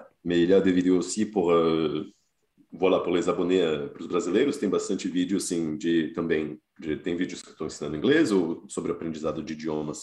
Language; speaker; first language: French; non-native, fluent; Portuguese